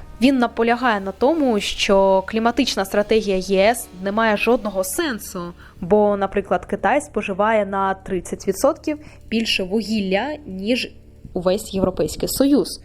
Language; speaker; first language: Ukrainian; native; Ukrainian